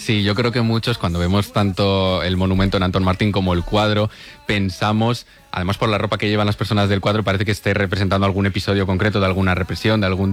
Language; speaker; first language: Spanish; native; Spanish